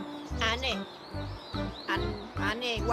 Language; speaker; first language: Korean; non-native, learner; Vietnamese